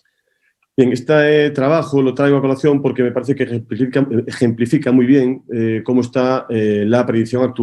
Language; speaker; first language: Spanish; native; Spanish